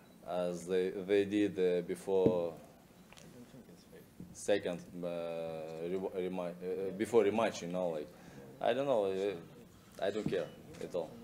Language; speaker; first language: English; non-native, learner; Russian